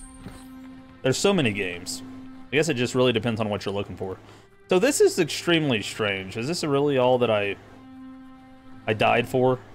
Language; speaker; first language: English; native; English